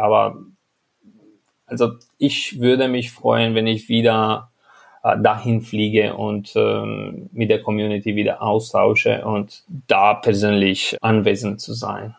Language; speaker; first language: German; non-native, fluent; Albanian